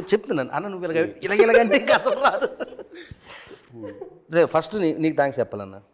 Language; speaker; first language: Telugu; native; Telugu